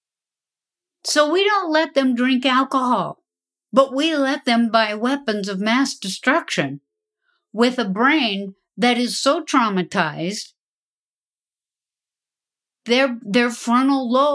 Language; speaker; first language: English; native; English